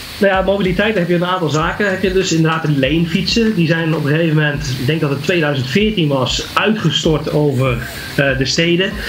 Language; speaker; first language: Dutch; native; Dutch